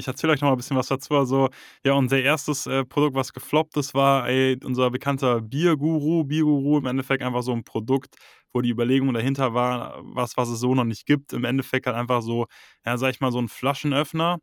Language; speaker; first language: German; native; German